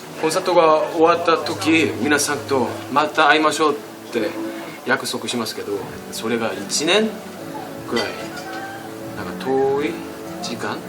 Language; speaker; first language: Japanese; non-native, fluent; Korean